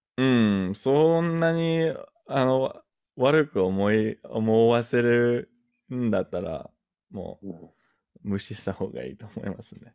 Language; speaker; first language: Japanese; non-native, fluent; English